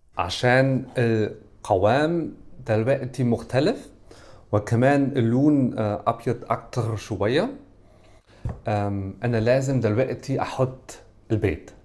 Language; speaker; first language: Egyptian Arabic; non-native, fluent; German